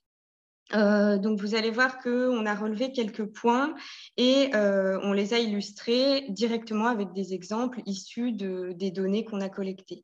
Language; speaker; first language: French; native; French